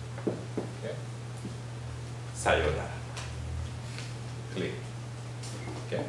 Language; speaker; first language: English; non-native, fluent; Japanese